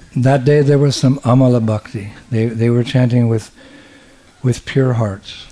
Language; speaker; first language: English; native; English